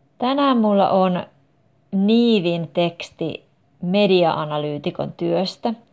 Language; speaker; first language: Finnish; native; Finnish